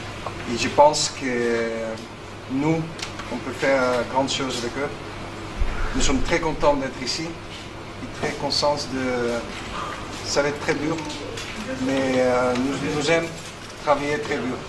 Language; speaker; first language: French; non-native, fluent; Dutch